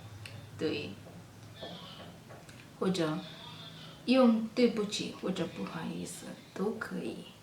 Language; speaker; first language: Chinese; non-native, fluent; Kalenjin